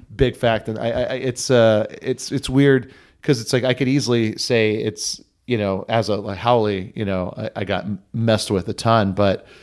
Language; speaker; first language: English; native; English